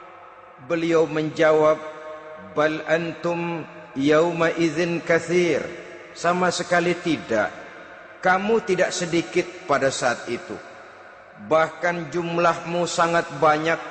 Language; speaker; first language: Indonesian; native; Indonesian